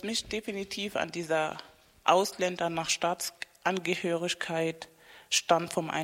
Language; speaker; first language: German; non-native, fluent; Spanish